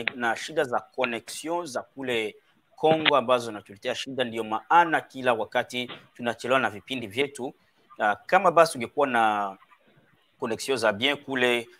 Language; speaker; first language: Swahili; native; Swahili